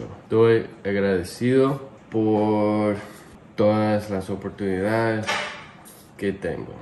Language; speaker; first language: Spanish; non-native, fluent; English